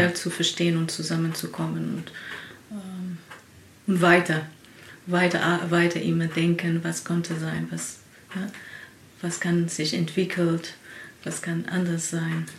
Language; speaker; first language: German; non-native, learner; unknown